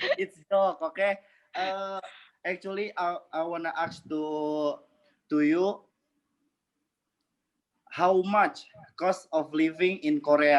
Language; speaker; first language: English; non-native, learner; Indonesian